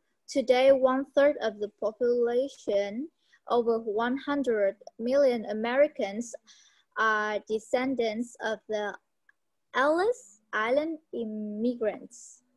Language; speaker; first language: English; non-native, learner; Vietnamese